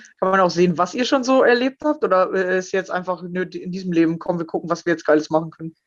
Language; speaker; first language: German; native; German